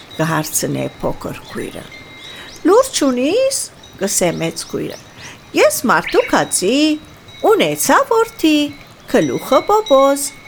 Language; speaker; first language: Armenian; early bilingual, heritage; Armenian